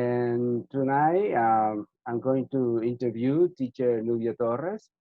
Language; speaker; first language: English; non-native, fluent; Spanish